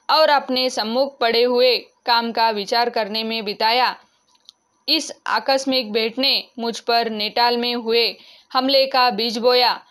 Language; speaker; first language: Hindi; non-native, local second language; Marathi